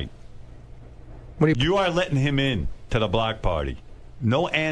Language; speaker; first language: English; native; English